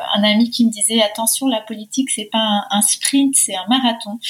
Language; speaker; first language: French; early bilingual, heritage; Spanish